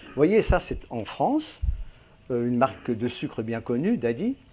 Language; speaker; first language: French; native; French